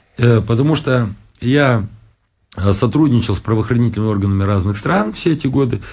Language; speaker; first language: Russian; non-native, local second language; Romanian